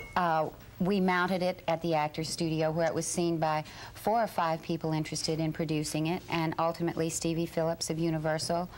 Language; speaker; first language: English; native; English